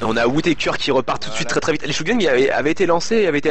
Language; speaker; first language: French; native; French